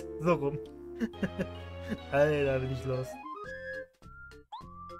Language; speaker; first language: German; native; German